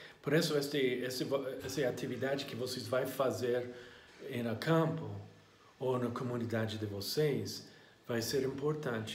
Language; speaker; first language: Portuguese; non-native, learner; English